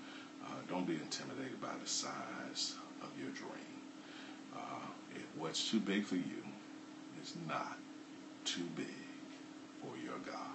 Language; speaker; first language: English; native; English